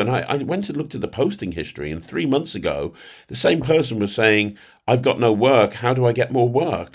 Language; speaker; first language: English; native; English